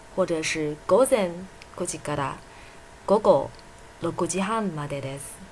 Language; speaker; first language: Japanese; non-native, fluent; Chinese